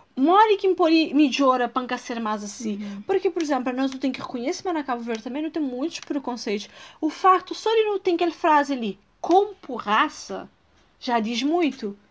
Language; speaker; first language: Portuguese; non-native, local second language; Kabuverdianu